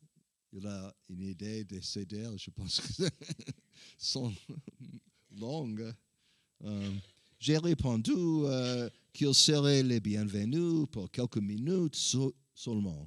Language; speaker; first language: French; non-native, learner; English